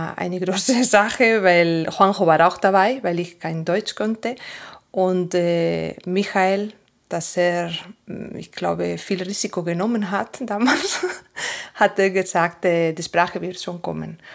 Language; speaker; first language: German; non-native, fluent; Spanish